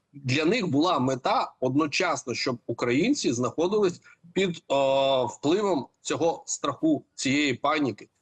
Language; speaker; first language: Ukrainian; native; Ukrainian